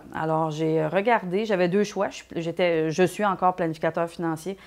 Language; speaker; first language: French; native; French